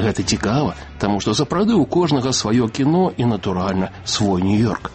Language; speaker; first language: Belarusian; native; Belarusian